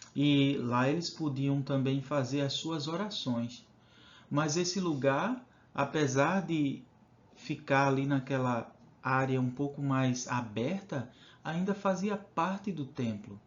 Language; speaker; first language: Portuguese; native; Portuguese